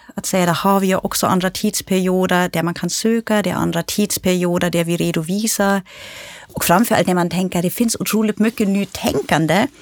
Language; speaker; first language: Swedish; non-native, fluent; German